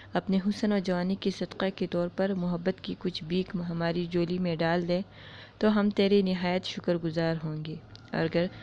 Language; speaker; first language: Urdu; non-native, local second language; Pashto